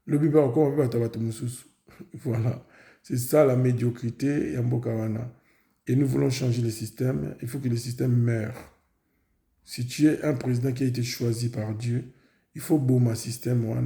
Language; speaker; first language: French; non-native, local second language; Lingala